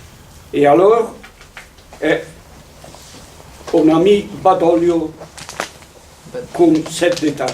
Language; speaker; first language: French; non-native, fluent; Italian